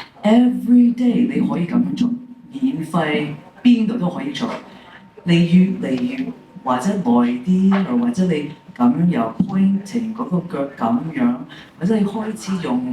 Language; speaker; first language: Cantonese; early bilingual, heritage; English